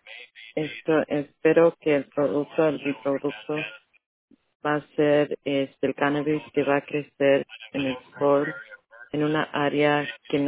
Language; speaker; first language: Spanish; early bilingual, heritage; Spanish